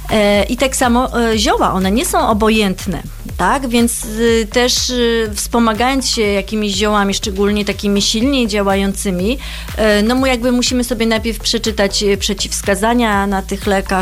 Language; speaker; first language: Polish; native; Polish